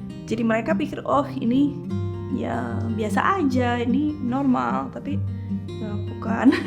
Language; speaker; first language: Indonesian; early bilingual, heritage; English